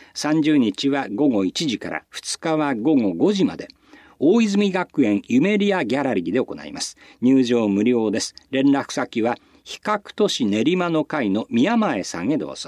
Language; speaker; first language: Japanese; native; Japanese